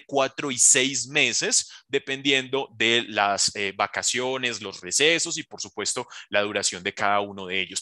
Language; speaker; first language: Spanish; native; Spanish